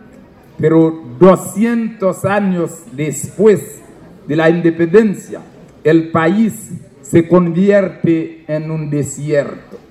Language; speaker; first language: Spanish; non-native, fluent; Haitian Creole